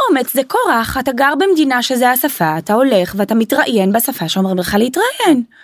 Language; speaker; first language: Hebrew; non-native, local second language; Arabic